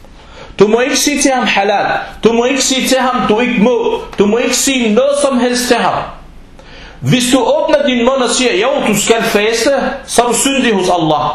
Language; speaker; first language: Danish; non-native, fluent; Arabic